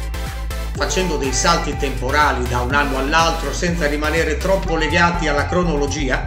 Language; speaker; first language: Italian; native; Italian